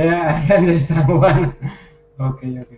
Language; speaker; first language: English; non-native, learner; Spanish